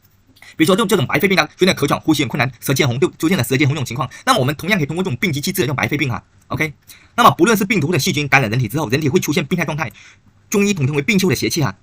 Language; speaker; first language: Chinese; native; Chinese